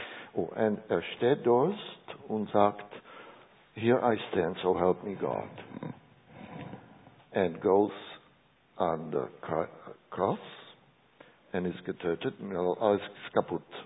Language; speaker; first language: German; non-native, learner; Czech